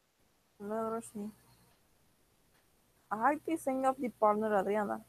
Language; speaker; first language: English; non-native, learner; Spanish